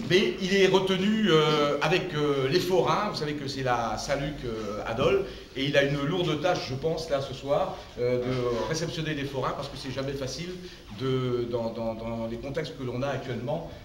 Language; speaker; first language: French; native; French